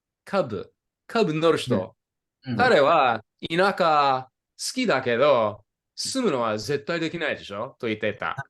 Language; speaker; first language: Japanese; non-native, fluent; English